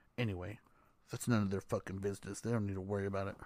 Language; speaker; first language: English; native; English